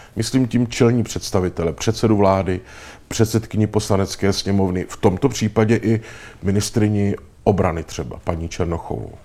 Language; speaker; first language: Czech; native; Czech